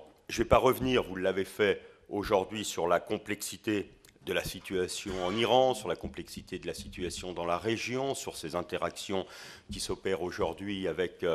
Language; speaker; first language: French; native; French